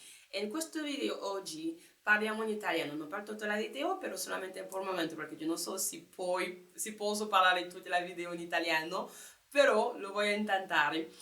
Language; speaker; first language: Italian; non-native, learner; French